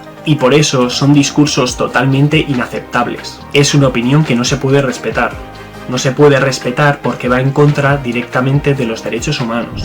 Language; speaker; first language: Spanish; native; Spanish